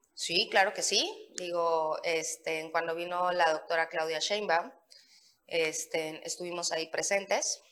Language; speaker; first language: Spanish; native; Spanish